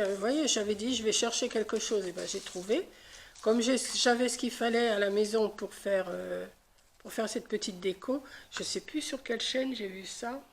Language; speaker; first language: French; native; French